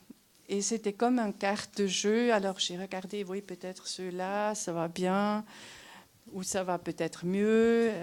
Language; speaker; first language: French; non-native, local second language; German